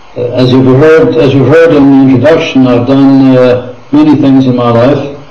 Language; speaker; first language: English; non-native, fluent; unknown